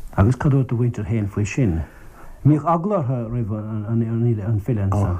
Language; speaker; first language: Irish; non-native, local second language; English